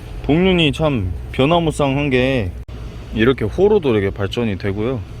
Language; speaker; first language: Korean; native; Korean